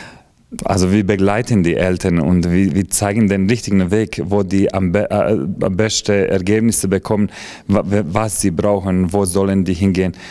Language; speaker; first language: German; non-native, fluent; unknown